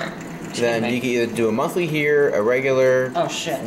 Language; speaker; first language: English; native; English